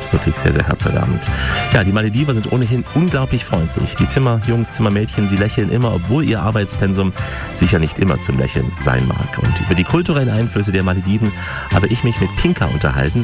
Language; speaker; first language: German; native; German